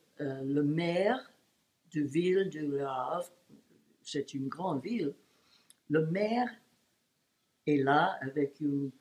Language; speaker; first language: French; non-native, learner; English